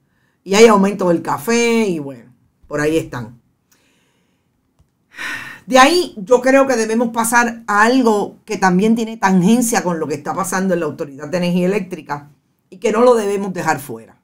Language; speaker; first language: Spanish; native; Spanish